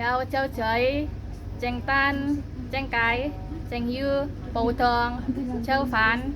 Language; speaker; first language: Cantonese; non-native, learner; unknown